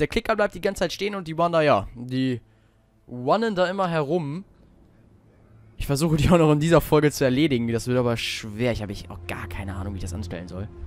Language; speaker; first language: German; native; German